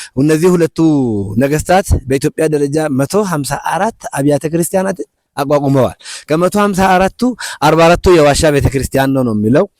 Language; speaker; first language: Amharic; non-native, local second language; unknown